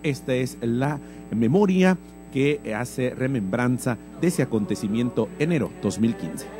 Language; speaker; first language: Spanish; native; Spanish